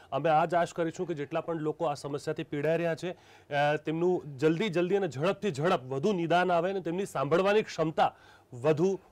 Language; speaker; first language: Gujarati; native; Gujarati